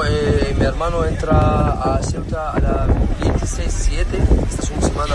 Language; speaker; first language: Spanish; non-native, learner; Arabic